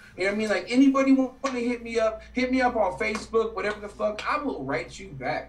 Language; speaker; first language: English; native; English